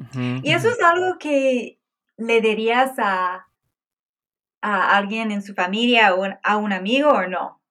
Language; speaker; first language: Spanish; non-native, fluent; English